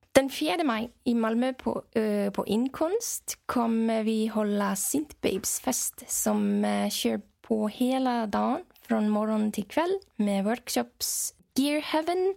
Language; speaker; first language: Swedish; non-native, fluent; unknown